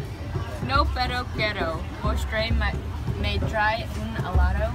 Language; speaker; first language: Spanish; non-native, learner; English